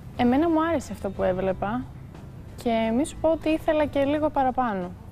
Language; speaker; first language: Greek; early bilingual, heritage; Greek